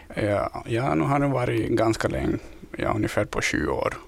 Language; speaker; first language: Swedish; non-native, fluent; Ukrainian